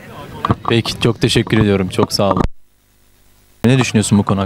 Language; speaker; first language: Turkish; native; Turkish